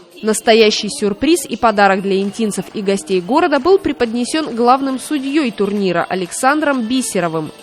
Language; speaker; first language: Russian; native; Russian